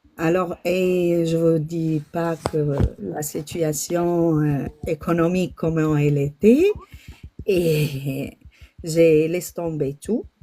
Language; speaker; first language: French; non-native, local second language; Arabic